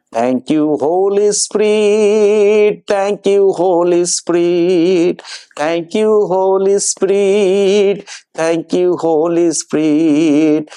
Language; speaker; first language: English; non-native, local second language; Bangla